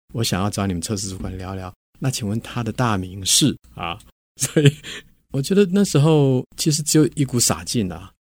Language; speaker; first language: Chinese; native; Chinese